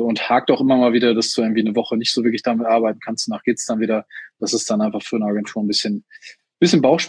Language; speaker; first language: German; native; German